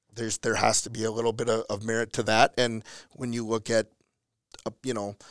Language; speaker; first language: English; native; English